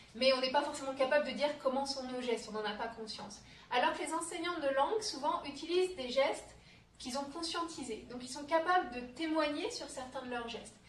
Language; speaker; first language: French; native; French